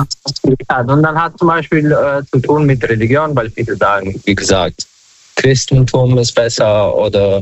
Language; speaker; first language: German; non-native, fluent; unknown